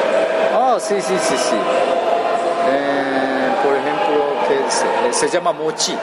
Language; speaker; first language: Spanish; non-native, learner; Japanese